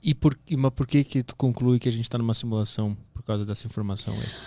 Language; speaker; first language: Portuguese; native; Portuguese